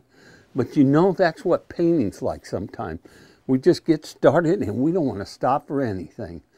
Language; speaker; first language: English; native; English